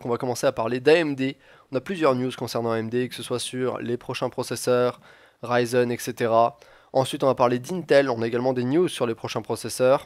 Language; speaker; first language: French; native; French